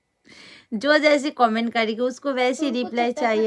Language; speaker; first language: Hindi; non-native, local second language; Bangla